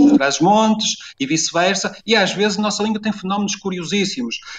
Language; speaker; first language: Portuguese; native; Portuguese